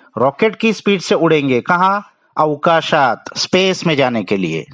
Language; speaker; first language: Hindi; non-native, local second language; Marathi